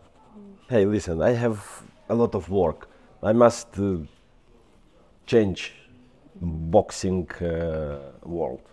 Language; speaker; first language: English; non-native, learner; Ukrainian